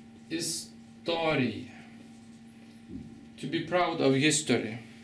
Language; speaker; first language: English; non-native, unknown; Lithuanian